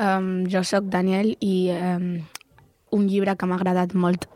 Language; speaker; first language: Catalan; non-native, local second language; Spanish